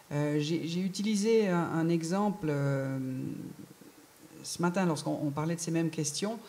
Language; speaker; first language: French; native; French